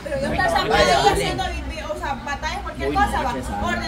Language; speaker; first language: Spanish; native; Spanish